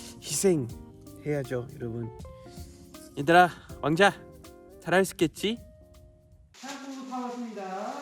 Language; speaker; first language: Korean; non-native, fluent; English